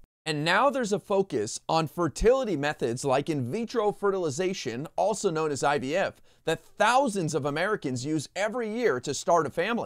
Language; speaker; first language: English; native; English